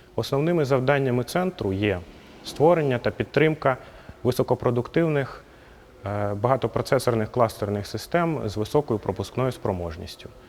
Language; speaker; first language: Ukrainian; native; Ukrainian